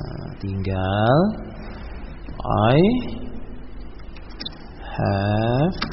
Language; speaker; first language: English; non-native, local second language; Indonesian